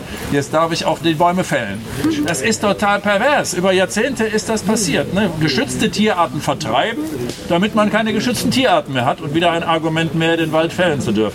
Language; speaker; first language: German; native; German